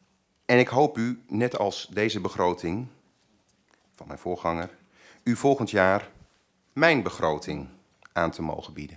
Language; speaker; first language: Dutch; native; Dutch